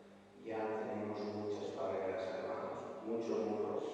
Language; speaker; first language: Spanish; non-native, fluent; Italian